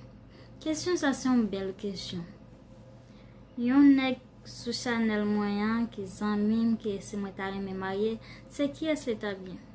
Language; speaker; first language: French; non-native, learner; Haitian Creole